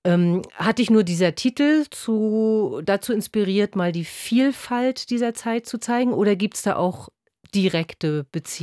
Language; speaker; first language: German; native; German